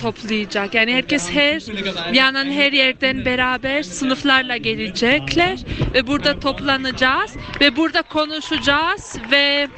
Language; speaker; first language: Turkish; early bilingual, heritage; Turkish